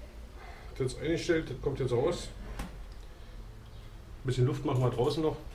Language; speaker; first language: German; native; German